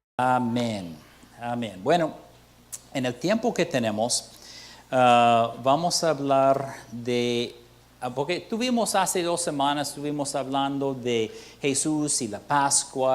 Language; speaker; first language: Spanish; non-native, fluent; English